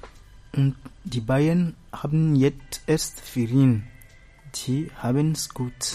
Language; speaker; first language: German; non-native, learner; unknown